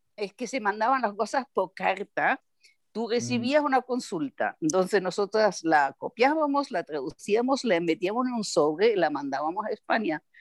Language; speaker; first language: Spanish; non-native, fluent; German